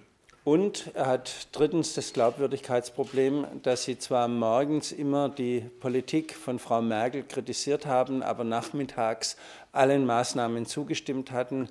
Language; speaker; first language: German; native; German